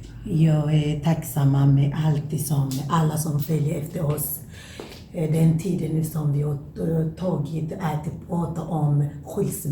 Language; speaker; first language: Swedish; non-native, learner; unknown